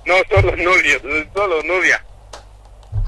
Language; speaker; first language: Spanish; non-native, learner; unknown